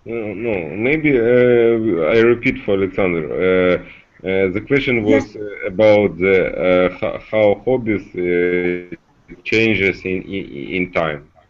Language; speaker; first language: English; non-native, learner; Russian